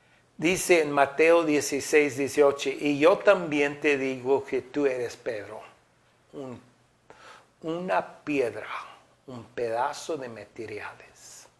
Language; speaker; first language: Spanish; non-native, fluent; English